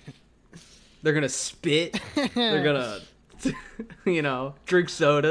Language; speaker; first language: English; native; English